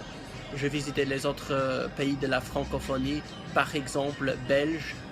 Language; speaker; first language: French; non-native, learner; English